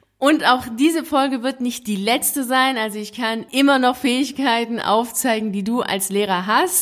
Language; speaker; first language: German; native; German